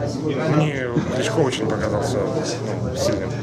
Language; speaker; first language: Russian; native; Russian